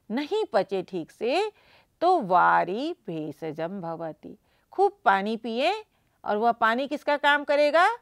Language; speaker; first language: Hindi; native; Hindi